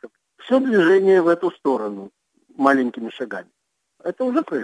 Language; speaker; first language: Russian; native; Russian